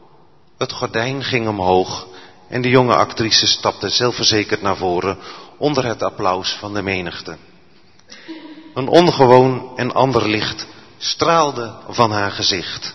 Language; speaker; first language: Dutch; native; Dutch